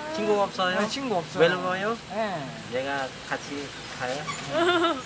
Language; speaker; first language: Korean; non-native, learner; Thai